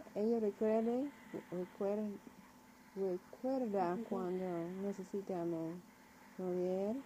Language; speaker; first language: Spanish; non-native, learner; English